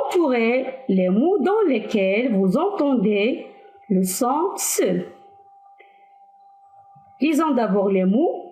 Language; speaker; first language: French; non-native, local second language; Arabic